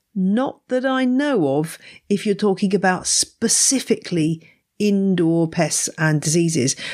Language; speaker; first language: English; native; English